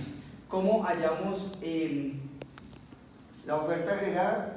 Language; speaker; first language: Spanish; native; Spanish